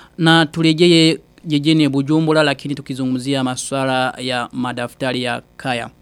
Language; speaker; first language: Swahili; non-native, local second language; Rundi